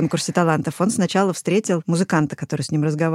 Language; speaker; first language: Russian; native; Russian